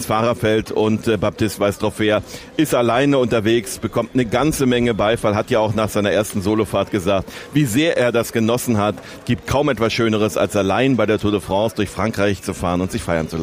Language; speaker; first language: German; native; German